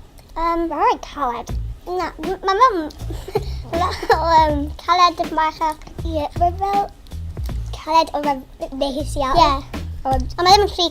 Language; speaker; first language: Welsh; non-native, local second language; English